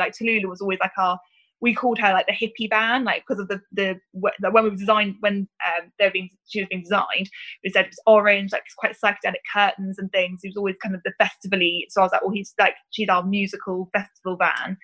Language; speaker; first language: English; native; English